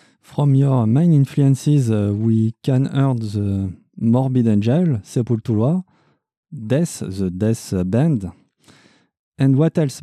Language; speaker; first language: English; non-native, learner; French